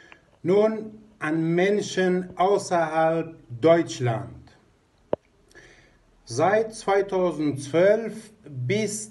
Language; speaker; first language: German; non-native, fluent; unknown